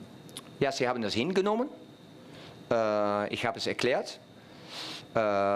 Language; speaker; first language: German; non-native, fluent; Dutch